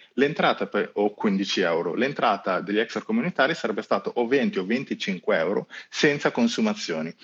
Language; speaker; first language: Italian; early bilingual, other home language; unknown